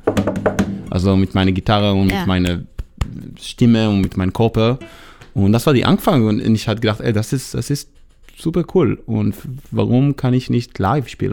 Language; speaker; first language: German; non-native, fluent; Hebrew